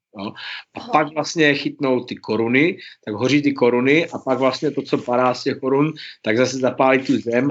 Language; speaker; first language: Czech; early bilingual, heritage; Czech